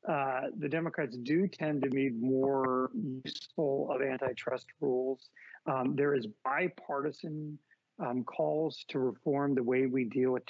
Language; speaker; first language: English; native; English